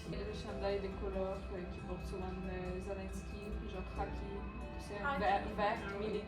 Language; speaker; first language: French; non-native, fluent; Ukrainian